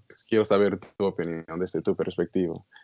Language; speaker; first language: Spanish; non-native, learner; English